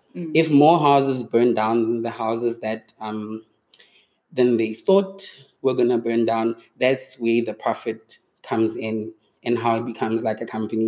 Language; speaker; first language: English; non-native, local second language; Tswana